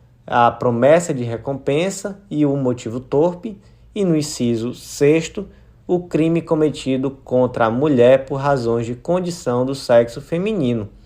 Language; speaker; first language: Portuguese; native; Portuguese